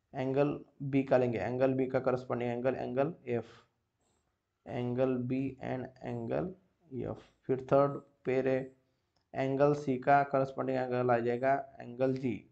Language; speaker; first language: Hindi; non-native, local second language; Marathi